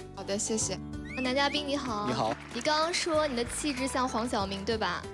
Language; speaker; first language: Chinese; native; Chinese